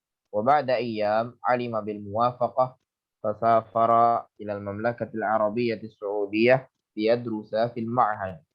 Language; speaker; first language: Arabic; non-native, fluent; Indonesian